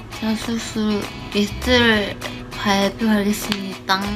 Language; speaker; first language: Korean; non-native, learner; Japanese